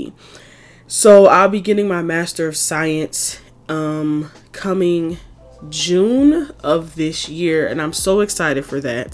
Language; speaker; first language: English; native; English